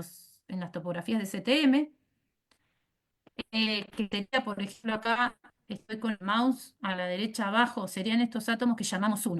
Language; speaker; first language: Spanish; native; Spanish